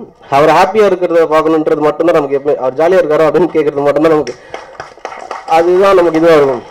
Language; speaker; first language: Tamil; native; Tamil